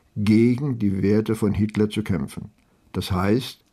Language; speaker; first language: German; native; German